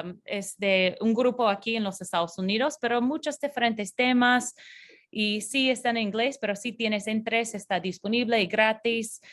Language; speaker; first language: Spanish; non-native, fluent; English